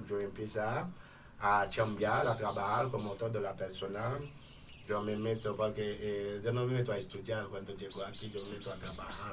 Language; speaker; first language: Spanish; non-native, fluent; Haitian Creole